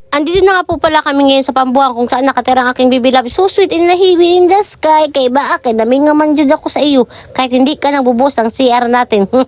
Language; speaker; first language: Filipino; non-native, local second language; Waray